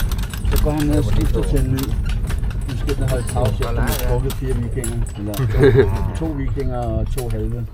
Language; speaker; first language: Danish; native; Danish